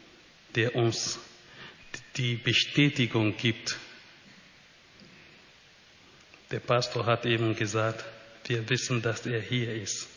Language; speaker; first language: German; non-native, fluent; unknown